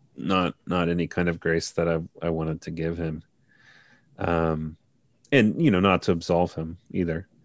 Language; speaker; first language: English; native; English